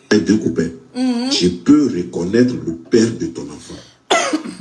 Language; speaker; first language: French; non-native, local second language; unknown